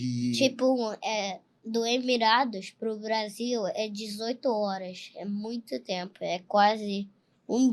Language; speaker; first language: Portuguese; early bilingual, heritage; Portuguese